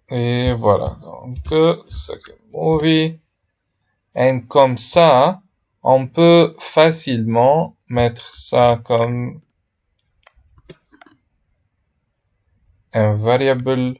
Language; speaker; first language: French; non-native, fluent; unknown